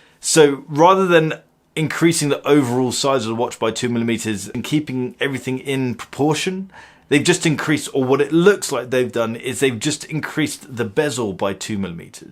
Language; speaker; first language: English; native; English